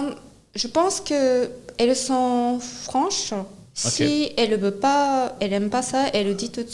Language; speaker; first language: French; non-native, fluent; Japanese